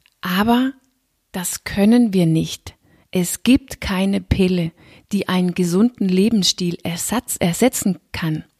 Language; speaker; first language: German; non-native, fluent; Danish